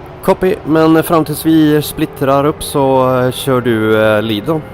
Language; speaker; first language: Swedish; native; Swedish